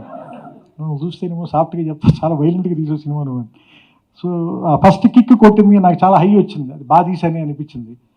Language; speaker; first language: Telugu; native; Telugu